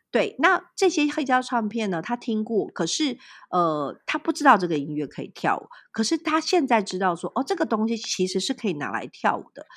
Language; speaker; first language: Chinese; native; Chinese